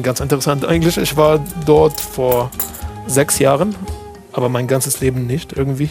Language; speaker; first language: German; non-native, fluent; Arabic